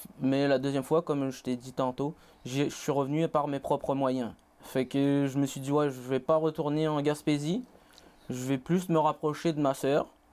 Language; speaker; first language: French; native; French